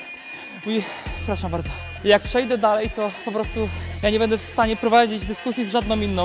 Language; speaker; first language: Polish; native; Polish